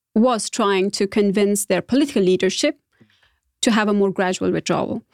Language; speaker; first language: English; non-native, fluent; Persian